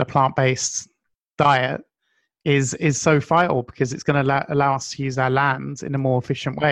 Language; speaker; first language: English; native; English